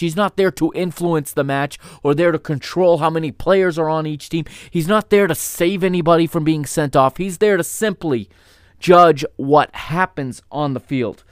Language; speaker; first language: English; native; English